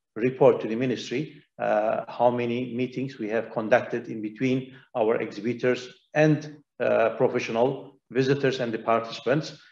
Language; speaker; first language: English; non-native, fluent; Turkish